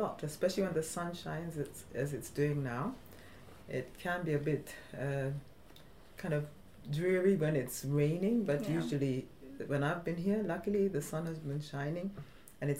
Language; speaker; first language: English; non-native, local second language; Luo (Kenya and Tanzania)